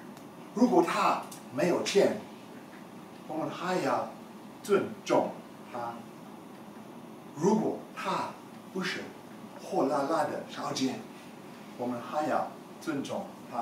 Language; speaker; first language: Chinese; non-native, learner; English